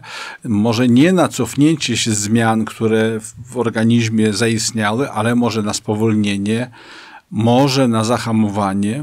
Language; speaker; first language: Polish; native; Polish